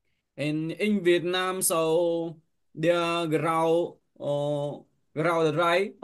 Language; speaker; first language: English; non-native, learner; Vietnamese